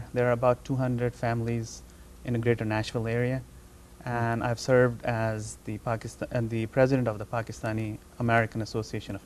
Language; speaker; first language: English; non-native, fluent; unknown